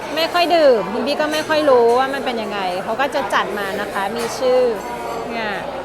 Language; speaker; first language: Thai; native; Thai